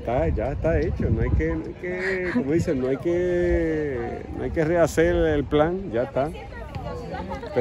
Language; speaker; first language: Spanish; native; Spanish